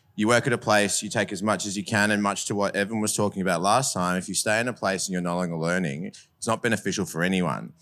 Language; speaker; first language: English; native; English